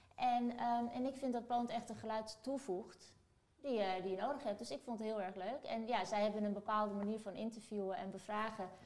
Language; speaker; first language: Dutch; early bilingual, other home language; Turkish